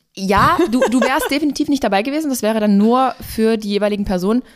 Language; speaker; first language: German; native; German